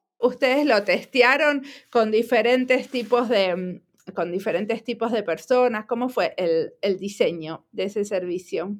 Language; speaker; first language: Spanish; native; Spanish